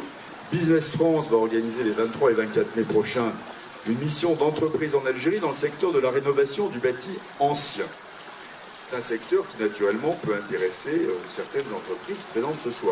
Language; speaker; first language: French; native; French